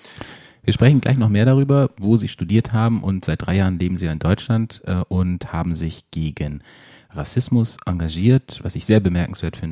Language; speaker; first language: German; native; German